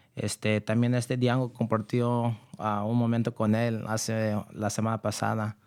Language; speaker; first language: Spanish; early bilingual, heritage; Spanish